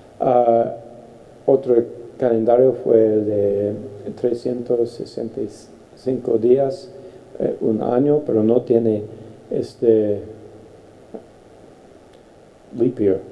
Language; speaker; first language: Spanish; non-native, fluent; English